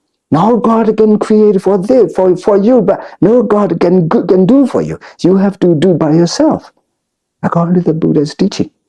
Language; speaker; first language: English; non-native, fluent; Burmese